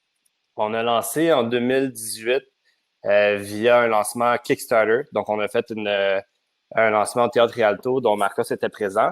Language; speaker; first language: French; native; French